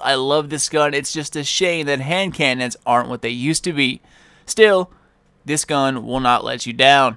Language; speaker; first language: English; native; English